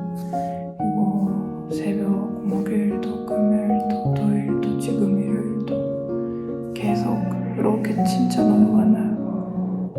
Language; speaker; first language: Korean; non-native, learner; Ukrainian